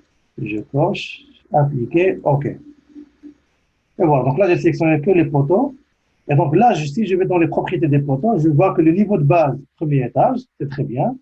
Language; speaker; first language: French; native; French